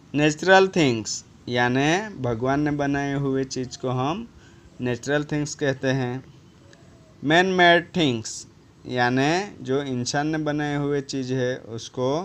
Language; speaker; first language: Hindi; non-native, local second language; Gujarati